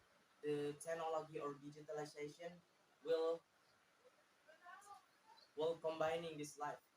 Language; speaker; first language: English; non-native, learner; Indonesian